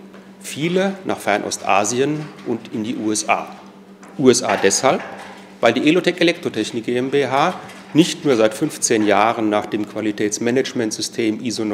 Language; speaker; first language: German; native; German